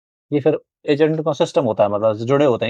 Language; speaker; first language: Hindi; native; Hindi